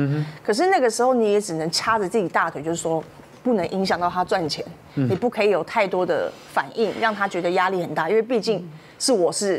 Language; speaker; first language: Chinese; native; Chinese